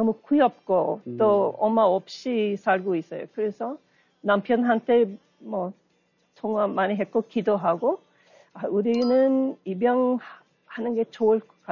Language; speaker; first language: Korean; non-native, learner; English